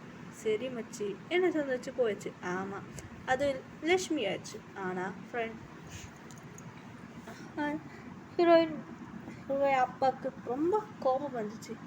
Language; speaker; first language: Tamil; non-native, learner; Malayalam